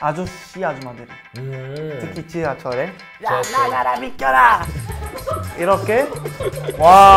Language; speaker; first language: Korean; non-native, learner; Portuguese